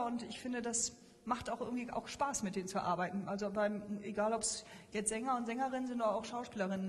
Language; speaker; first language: German; native; German